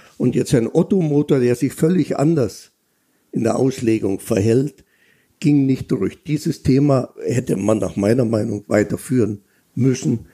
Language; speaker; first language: German; native; German